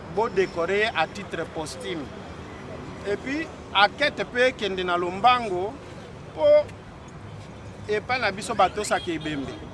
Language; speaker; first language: Lingala; non-native, local second language; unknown